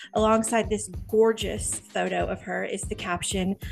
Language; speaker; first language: English; native; English